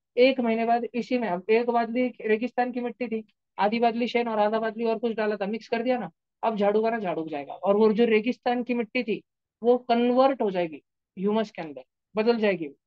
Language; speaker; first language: Hindi; non-native, local second language; Marathi